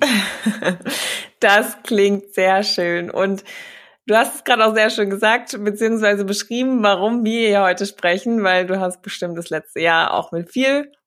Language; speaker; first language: German; native; German